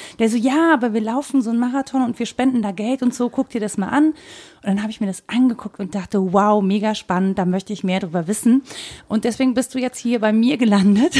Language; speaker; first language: German; native; German